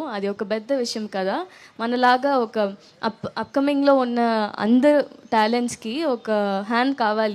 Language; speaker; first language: Telugu; non-native, fluent; Tamil